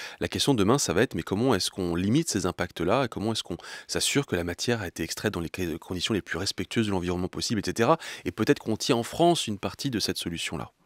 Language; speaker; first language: French; native; French